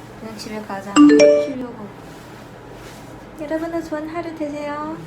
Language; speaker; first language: Korean; non-native, learner; Malay